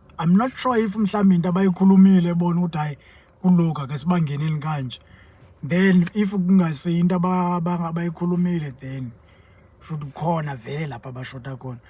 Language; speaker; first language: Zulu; native; Zulu